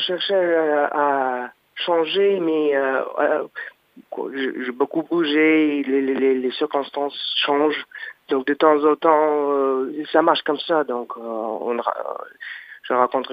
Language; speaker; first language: French; non-native, learner; Russian